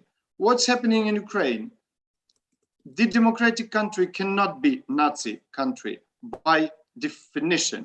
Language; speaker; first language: English; non-native, fluent; Russian